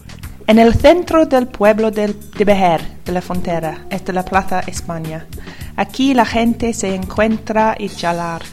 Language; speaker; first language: Spanish; non-native, learner; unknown